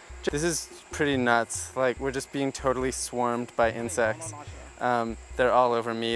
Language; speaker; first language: English; native; English